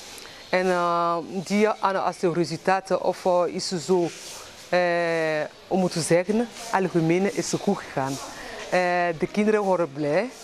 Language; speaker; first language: Dutch; non-native, learner; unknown